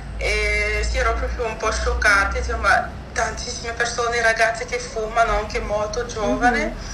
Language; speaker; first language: Italian; non-native, fluent; French